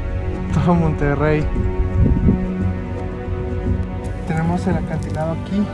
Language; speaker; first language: Spanish; native; Spanish